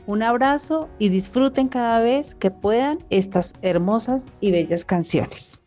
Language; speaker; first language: Spanish; native; Spanish